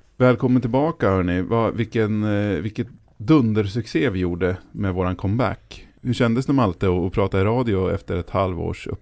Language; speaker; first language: Swedish; native; Swedish